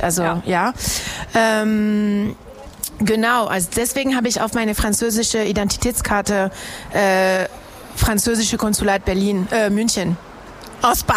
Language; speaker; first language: German; non-native, fluent; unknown